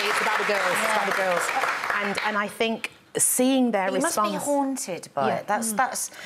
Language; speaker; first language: English; native; English